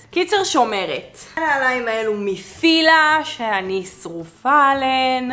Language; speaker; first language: Hebrew; native; Hebrew